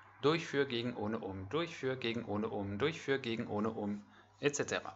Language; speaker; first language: German; non-native, fluent; French